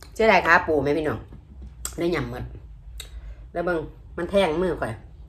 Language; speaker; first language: Thai; native; Thai